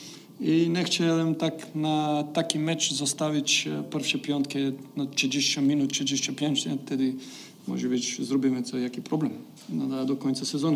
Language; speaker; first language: Polish; non-native, fluent; Macedonian